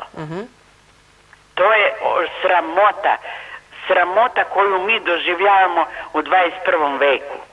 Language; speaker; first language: Serbian; native; Serbian